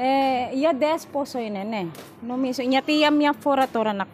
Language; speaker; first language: Greek; non-native, learner; Filipino